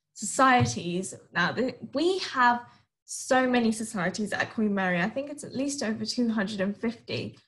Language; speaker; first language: English; native; English